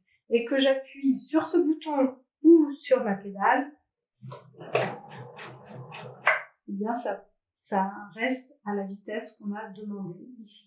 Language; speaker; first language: French; native; French